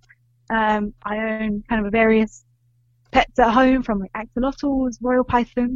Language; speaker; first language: English; native; English